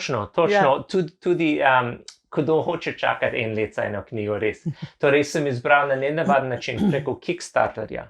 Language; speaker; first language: Slovenian; non-native, learner; English